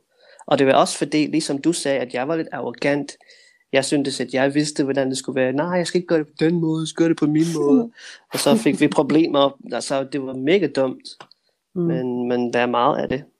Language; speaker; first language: Danish; early bilingual, heritage; Danish